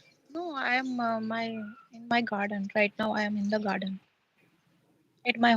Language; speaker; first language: English; non-native, learner; Hindi